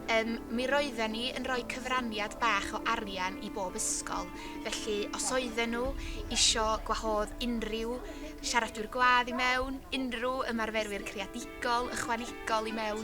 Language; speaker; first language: Welsh; native; Welsh